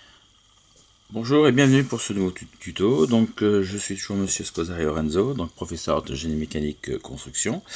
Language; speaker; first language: French; native; French